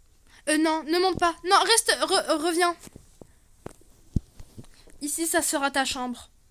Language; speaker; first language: French; native; French